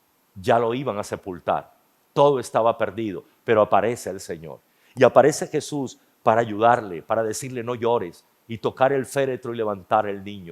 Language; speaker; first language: Spanish; native; Spanish